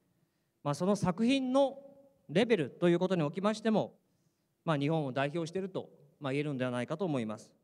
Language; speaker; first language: Japanese; native; Japanese